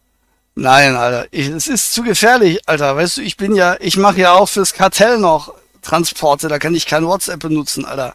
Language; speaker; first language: German; native; German